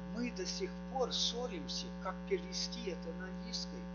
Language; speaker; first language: Russian; early bilingual, heritage; Russian